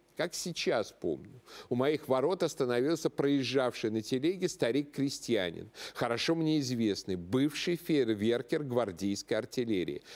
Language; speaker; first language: Russian; native; Russian